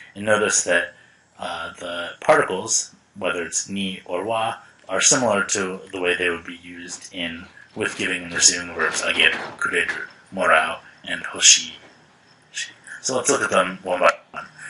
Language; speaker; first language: English; native; English